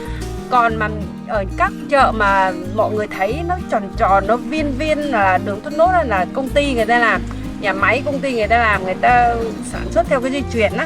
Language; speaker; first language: Vietnamese; native; Vietnamese